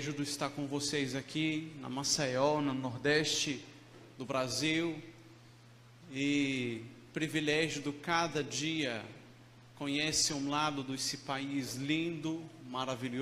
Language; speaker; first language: Portuguese; non-native, fluent; Arabic